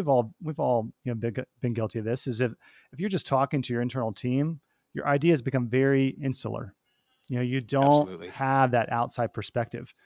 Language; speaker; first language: English; native; English